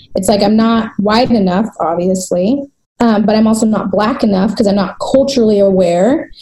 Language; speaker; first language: English; native; English